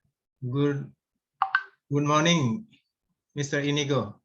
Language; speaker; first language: English; non-native, fluent; Indonesian